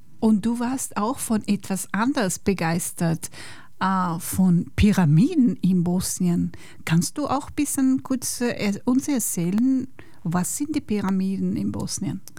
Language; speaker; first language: German; non-native, fluent; Persian